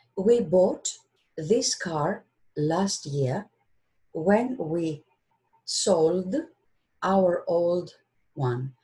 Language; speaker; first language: English; non-native, fluent; Greek